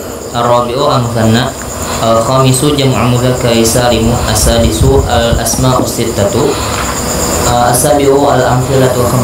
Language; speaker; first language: Arabic; non-native, learner; Indonesian